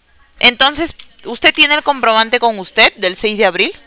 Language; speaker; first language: Spanish; native; Spanish